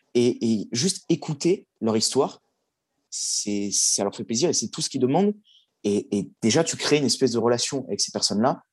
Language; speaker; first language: French; native; French